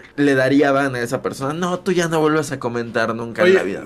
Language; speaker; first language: Spanish; native; Spanish